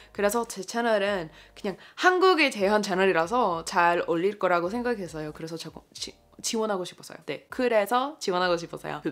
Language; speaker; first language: Korean; non-native, fluent; English